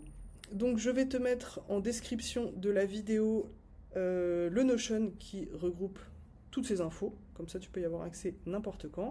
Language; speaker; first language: French; native; French